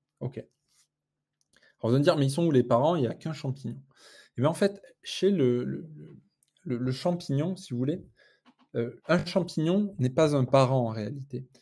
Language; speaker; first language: French; native; French